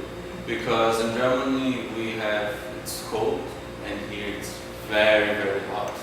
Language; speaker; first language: English; non-native, fluent; German